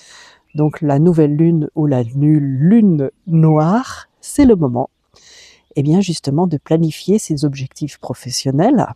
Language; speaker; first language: French; native; French